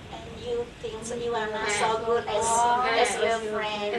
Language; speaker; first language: English; non-native, learner; Chinese